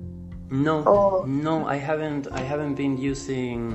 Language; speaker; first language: English; non-native, fluent; Spanish